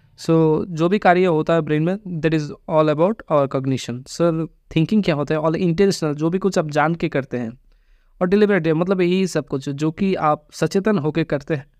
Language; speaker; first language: Hindi; non-native, local second language; Bangla